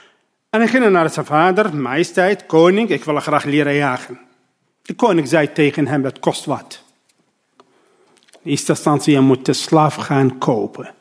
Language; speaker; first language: Dutch; non-native, learner; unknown